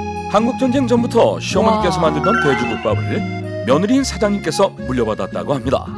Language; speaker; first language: Korean; native; Korean